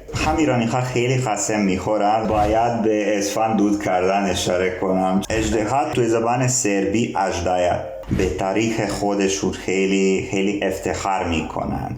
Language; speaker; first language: Persian; non-native, learner; Serbian